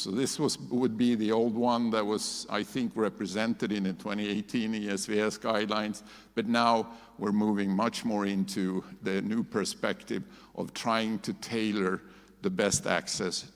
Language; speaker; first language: English; non-native, fluent; Swedish